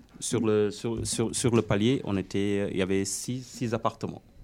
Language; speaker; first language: French; non-native, local second language; Wolof